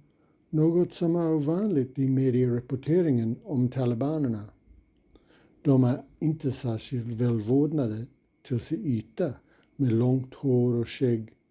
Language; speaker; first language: Swedish; non-native, fluent; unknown